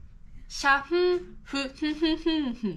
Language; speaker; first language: Japanese; native; Japanese